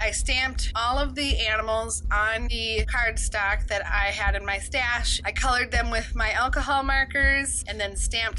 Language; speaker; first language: English; native; English